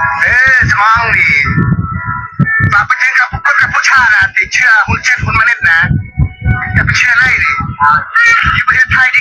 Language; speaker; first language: Thai; non-native, learner; Khmer